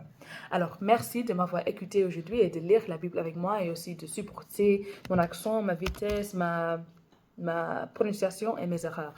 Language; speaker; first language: French; non-native, fluent; English